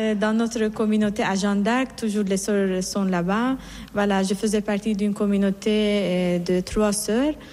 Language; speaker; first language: French; non-native, fluent; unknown